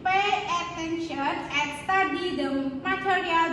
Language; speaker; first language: English; non-native, learner; Indonesian